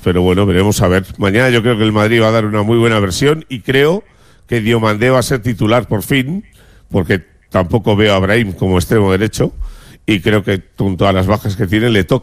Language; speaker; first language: Spanish; native; Spanish